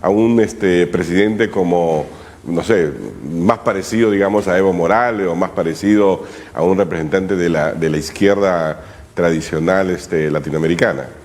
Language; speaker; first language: Spanish; native; Spanish